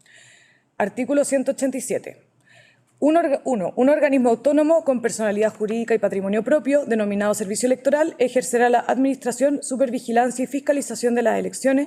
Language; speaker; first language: Spanish; native; Spanish